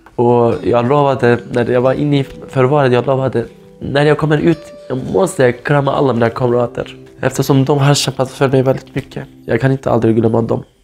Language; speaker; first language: Swedish; non-native, fluent; Kurdish